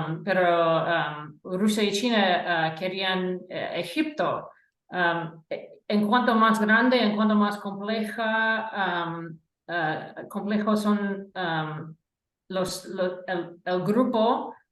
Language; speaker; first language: Spanish; non-native, fluent; English